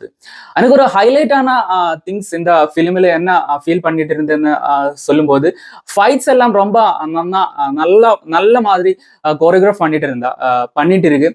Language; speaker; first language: Tamil; non-native, learner; Malayalam